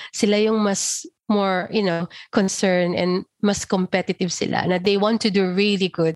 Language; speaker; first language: English; non-native, local second language; Filipino